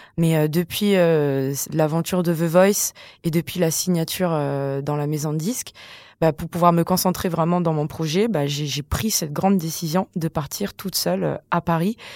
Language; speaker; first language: French; non-native, local second language; Malagasy